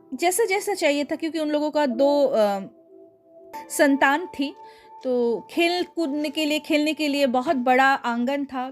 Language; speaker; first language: Hindi; non-native, local second language; Bangla